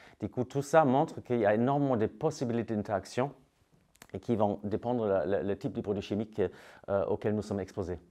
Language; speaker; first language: French; native; French